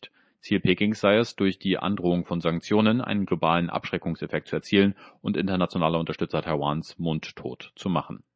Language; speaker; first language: German; native; German